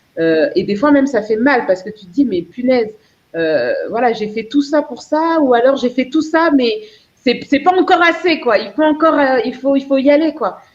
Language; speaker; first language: French; early bilingual, other home language; Lingala